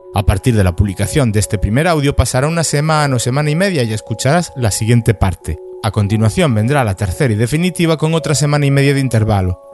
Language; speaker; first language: Spanish; native; Spanish